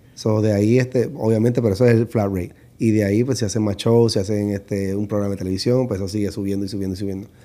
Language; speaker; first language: Spanish; native; Spanish